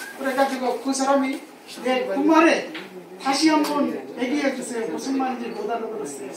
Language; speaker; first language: Korean; non-native, fluent; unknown